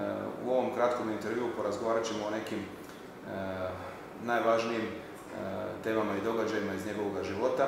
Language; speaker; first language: Serbian; native; Serbian